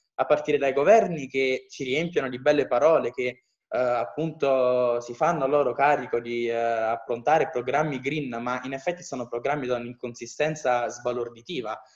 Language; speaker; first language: Italian; native; Italian